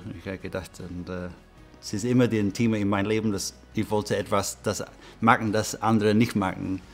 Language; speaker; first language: German; non-native, fluent; English